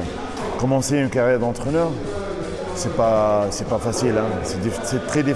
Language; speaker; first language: French; non-native, local second language; Arabic